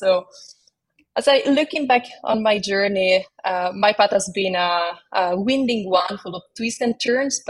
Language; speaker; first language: English; non-native, fluent; Italian